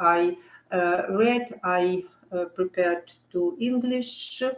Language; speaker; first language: English; non-native, learner; Ukrainian